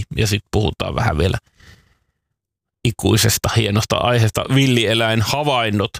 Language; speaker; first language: Finnish; native; Finnish